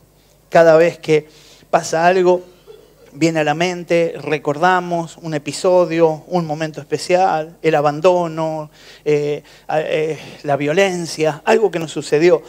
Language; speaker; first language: Spanish; native; Spanish